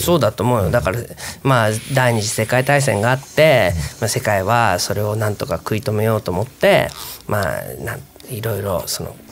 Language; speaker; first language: Japanese; native; Japanese